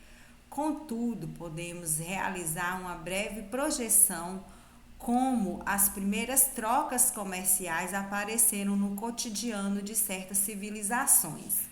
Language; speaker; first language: Portuguese; native; Portuguese